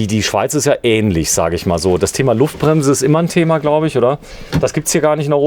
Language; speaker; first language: German; native; German